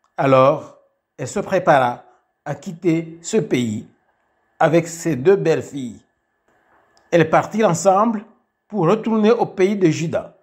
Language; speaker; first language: French; non-native, local second language; Kinyarwanda